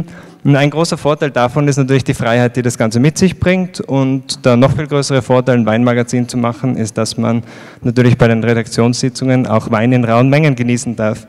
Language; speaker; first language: German; native; German